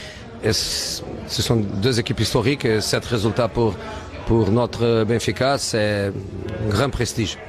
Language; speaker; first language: French; non-native, learner; Portuguese